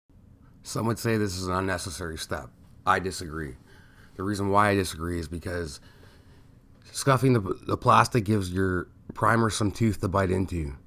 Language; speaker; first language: English; native; English